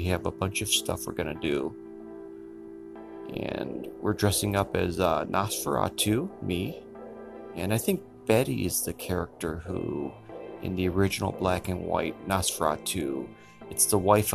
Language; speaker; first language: English; native; English